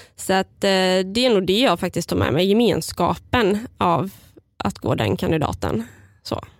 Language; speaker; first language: Swedish; early bilingual, other home language; Bulgarian